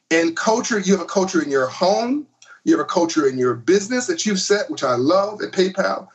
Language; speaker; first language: English; native; English